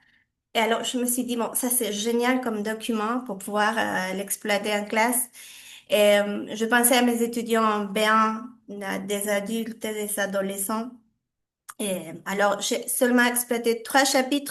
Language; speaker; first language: French; non-native, fluent; Spanish